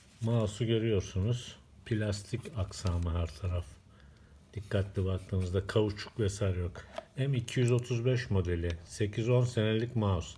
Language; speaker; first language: Turkish; native; Turkish